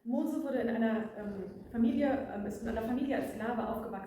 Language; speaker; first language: German; native; German